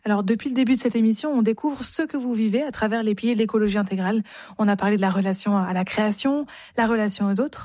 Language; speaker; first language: French; native; French